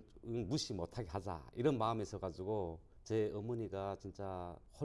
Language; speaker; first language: Korean; native; Korean